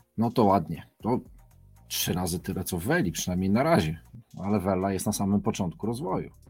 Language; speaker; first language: Polish; native; Polish